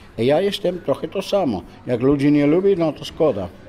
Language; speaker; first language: Polish; non-native, learner; Dutch